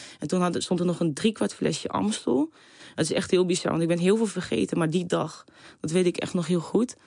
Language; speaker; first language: Dutch; native; Dutch